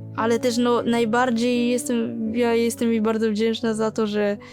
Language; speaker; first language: Polish; early bilingual, other home language; Vietnamese